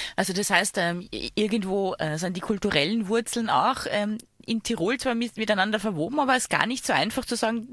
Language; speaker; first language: German; native; German